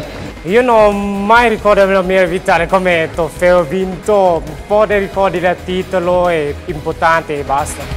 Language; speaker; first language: Italian; non-native, learner; Thai